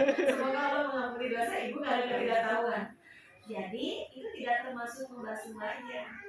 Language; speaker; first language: Indonesian; non-native, local second language; Sundanese